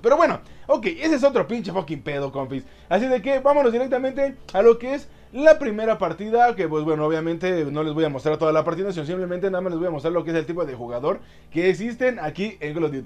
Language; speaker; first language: Spanish; native; Spanish